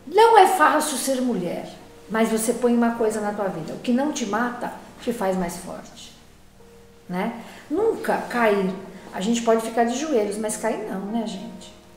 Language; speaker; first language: Portuguese; native; Portuguese